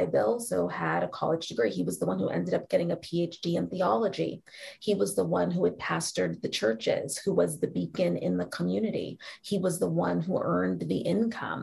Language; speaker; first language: English; native; English